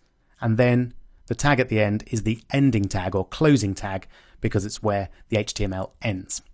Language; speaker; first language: English; native; English